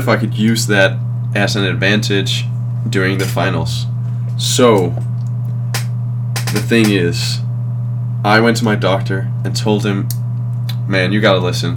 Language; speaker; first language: English; non-native, fluent; Danish